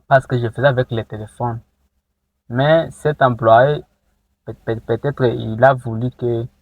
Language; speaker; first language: French; non-native, local second language; Rundi